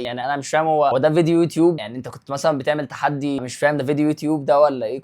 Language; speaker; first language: Arabic; native; Arabic